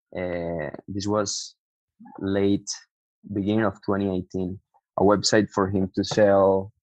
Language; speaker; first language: English; non-native, fluent; Spanish